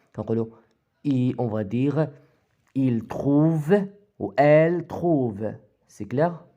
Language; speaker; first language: French; non-native, local second language; Arabic